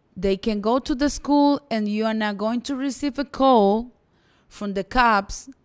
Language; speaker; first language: English; non-native, fluent; Spanish